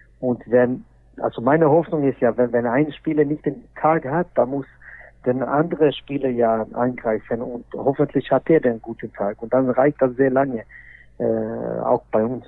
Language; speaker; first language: German; non-native, fluent; Swedish